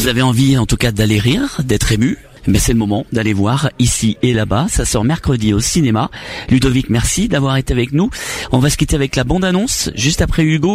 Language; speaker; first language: French; native; French